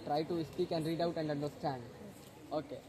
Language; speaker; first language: English; non-native, local second language; Hindi